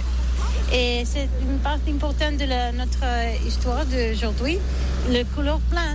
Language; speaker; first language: French; non-native, learner; Catalan